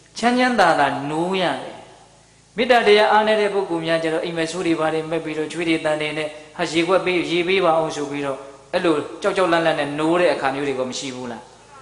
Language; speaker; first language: Burmese; native; Burmese